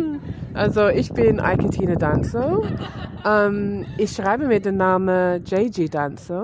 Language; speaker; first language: German; non-native, fluent; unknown